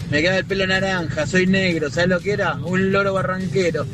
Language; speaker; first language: Spanish; native; Spanish